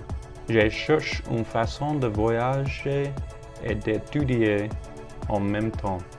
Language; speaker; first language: French; non-native, learner; English